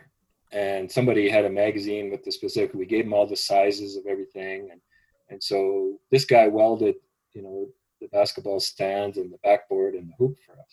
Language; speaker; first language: English; native; English